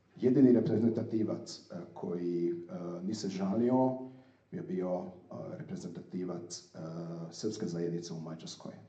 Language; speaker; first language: Serbian; non-native, fluent; Hungarian